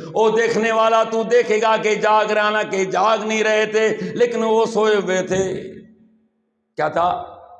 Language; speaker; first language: Urdu; non-native, local second language; Sindhi